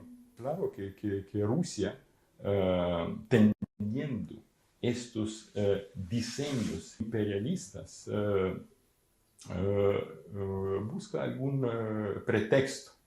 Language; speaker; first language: Spanish; non-native, fluent; Ukrainian